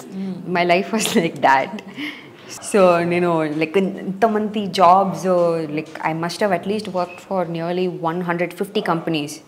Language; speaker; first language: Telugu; non-native, learner; Tamil